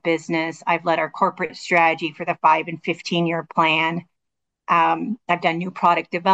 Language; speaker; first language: English; native; English